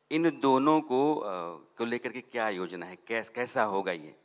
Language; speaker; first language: Hindi; native; Hindi